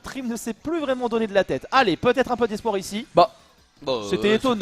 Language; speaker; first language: French; native; French